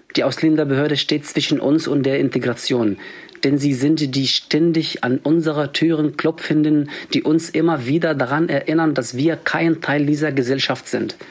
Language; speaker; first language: German; non-native, fluent; Arabic